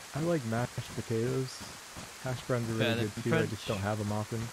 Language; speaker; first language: English; native; English